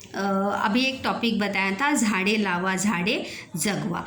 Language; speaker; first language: Hindi; non-native, local second language; Marathi